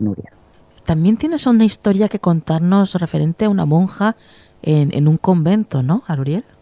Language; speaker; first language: Spanish; native; Spanish